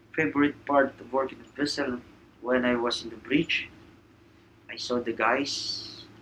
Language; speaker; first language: English; non-native, local second language; Filipino